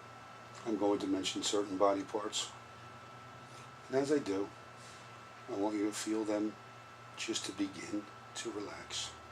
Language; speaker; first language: English; native; English